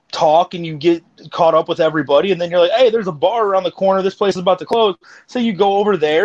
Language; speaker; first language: English; native; English